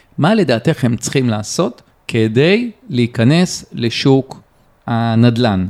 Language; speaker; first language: Hebrew; native; Hebrew